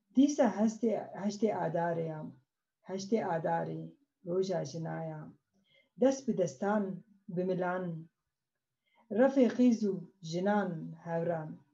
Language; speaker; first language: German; non-native, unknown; Kurdish